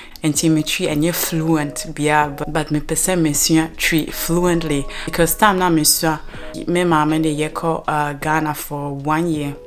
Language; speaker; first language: English; non-native, local second language; German